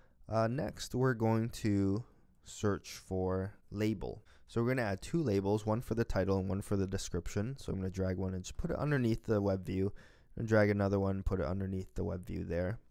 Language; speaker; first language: English; native; English